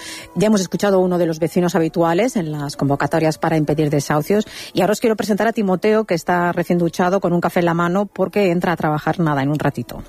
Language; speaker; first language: Spanish; native; Spanish